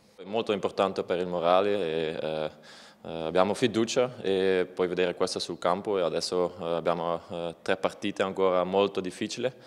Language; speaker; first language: Italian; non-native, fluent; Dutch